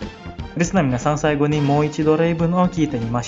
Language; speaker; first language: Japanese; non-native, fluent; Indonesian